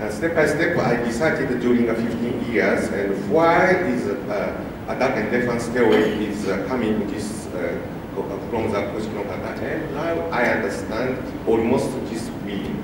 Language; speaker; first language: English; non-native, learner; Japanese